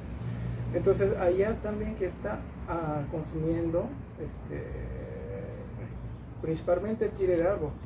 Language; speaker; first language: Spanish; non-native, learner; Japanese